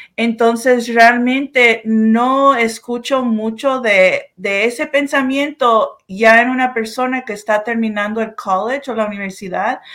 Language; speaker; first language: Spanish; early bilingual, heritage; Spanish